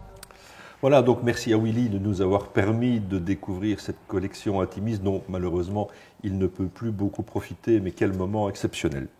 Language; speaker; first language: French; native; French